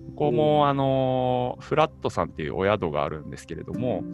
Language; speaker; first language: Japanese; native; Japanese